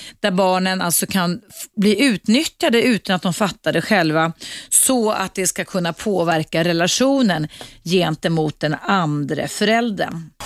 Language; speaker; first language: Swedish; native; Swedish